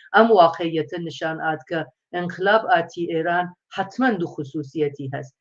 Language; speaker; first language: Central Kurdish; non-native, local second language; Persian